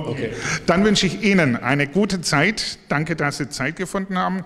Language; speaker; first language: German; native; German